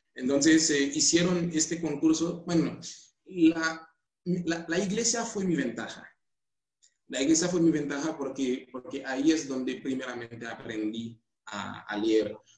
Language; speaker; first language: Spanish; non-native, fluent; Haitian Creole